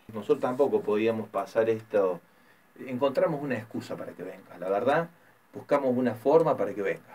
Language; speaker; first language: Spanish; native; Spanish